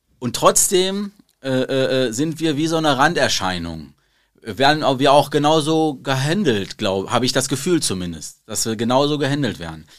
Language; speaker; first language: German; early bilingual, other home language; Arabic